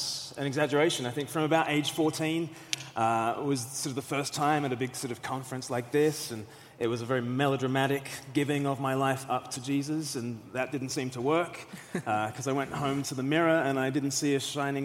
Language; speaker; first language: English; native; English